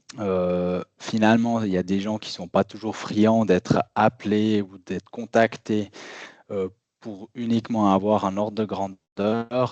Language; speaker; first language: French; native; French